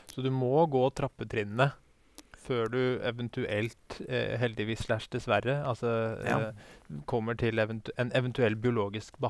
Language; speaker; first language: Norwegian; native; Norwegian